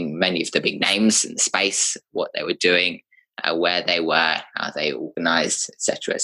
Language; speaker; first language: English; native; English